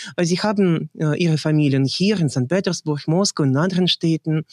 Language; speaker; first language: German; non-native, fluent; Russian